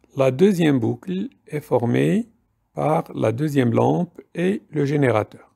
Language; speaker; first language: French; non-native, local second language; Arabic